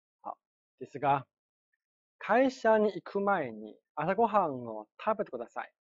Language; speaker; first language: Japanese; non-native, fluent; Chinese